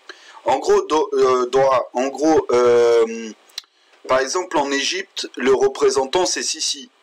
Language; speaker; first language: French; native; French